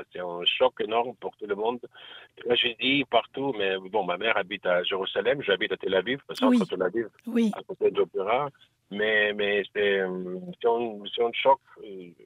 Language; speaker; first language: French; non-native, fluent; English